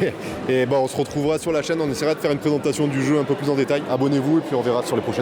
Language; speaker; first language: French; native; French